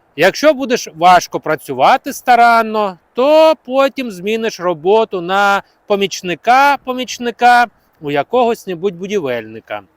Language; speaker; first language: Ukrainian; native; Ukrainian